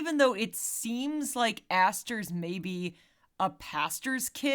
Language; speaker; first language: English; native; English